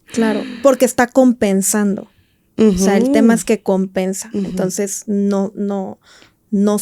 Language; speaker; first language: Spanish; native; Spanish